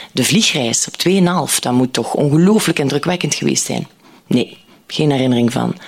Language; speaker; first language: Dutch; native; Dutch